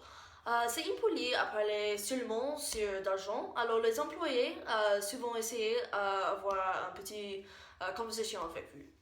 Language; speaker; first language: French; non-native, learner; English